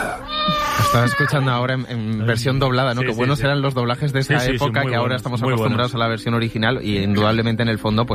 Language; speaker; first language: Spanish; native; Spanish